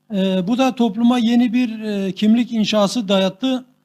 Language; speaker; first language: Turkish; non-native, local second language; Kurdish